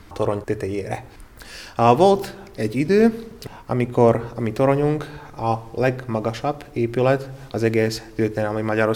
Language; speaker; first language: Hungarian; non-native, learner; Slovak